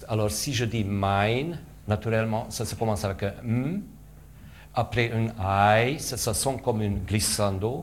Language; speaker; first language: French; non-native, fluent; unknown